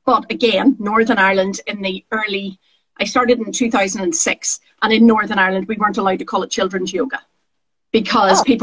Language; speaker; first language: English; native; English